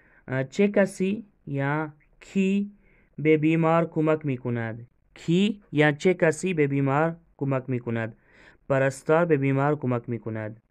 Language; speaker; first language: Persian; non-native, fluent; Urdu